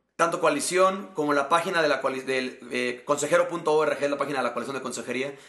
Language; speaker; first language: Spanish; native; Spanish